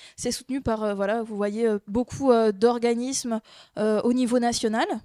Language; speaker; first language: French; native; French